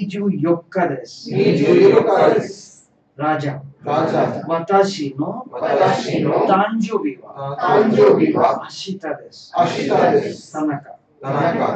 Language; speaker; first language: Japanese; non-native, fluent; Tamil